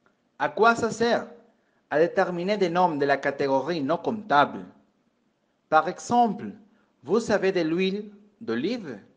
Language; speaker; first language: French; non-native, fluent; Spanish